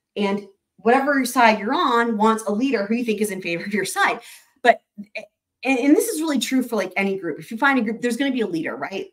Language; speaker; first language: English; native; English